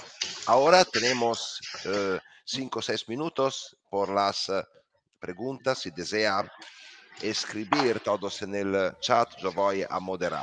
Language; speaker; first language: Spanish; non-native, learner; Italian